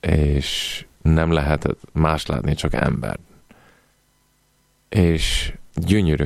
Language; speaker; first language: Hungarian; non-native, fluent; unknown